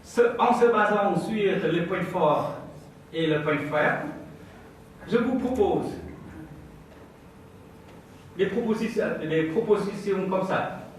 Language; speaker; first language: French; non-native, fluent; Vietnamese